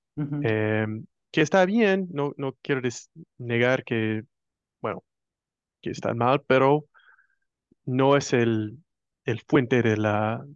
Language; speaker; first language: Spanish; non-native, fluent; English